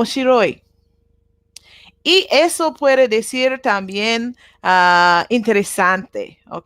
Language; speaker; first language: Spanish; non-native, learner; Japanese